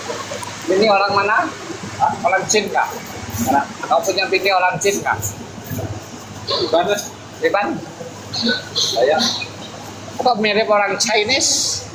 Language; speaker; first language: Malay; non-native, local second language; Hakka Chinese